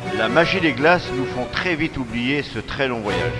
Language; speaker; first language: French; native; French